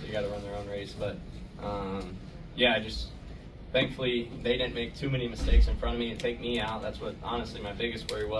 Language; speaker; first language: English; native; English